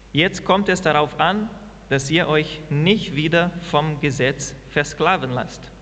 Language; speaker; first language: German; non-native, fluent; Portuguese